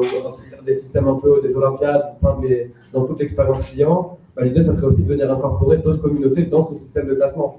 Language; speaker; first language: French; native; French